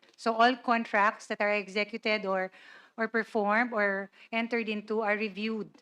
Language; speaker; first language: English; non-native, local second language; Cebuano